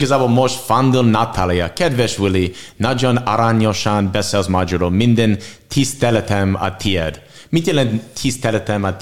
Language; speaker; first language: Hungarian; non-native, learner; English